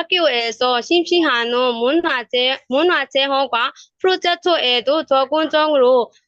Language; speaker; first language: Korean; non-native, learner; Burmese